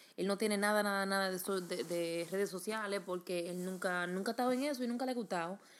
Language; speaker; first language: Spanish; early bilingual, heritage; Spanish